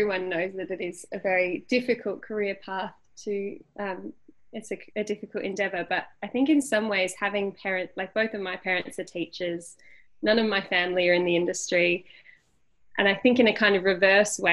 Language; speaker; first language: English; native; English